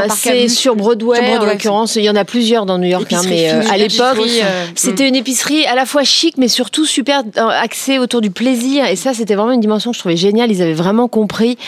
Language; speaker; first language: French; native; French